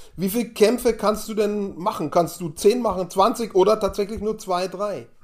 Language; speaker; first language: German; native; German